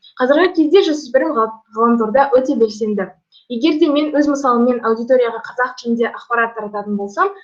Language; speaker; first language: Kazakh; non-native, local second language; Russian